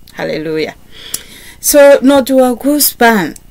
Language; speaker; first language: Danish; non-native, learner; Kinyarwanda